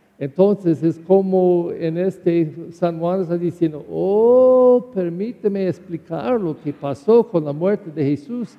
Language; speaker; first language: Spanish; non-native, learner; English